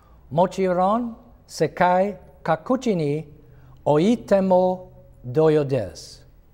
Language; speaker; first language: Japanese; non-native, learner; English